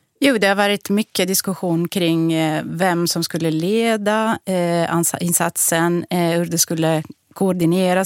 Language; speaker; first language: Swedish; non-native, fluent; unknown